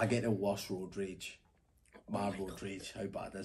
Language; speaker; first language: English; native; English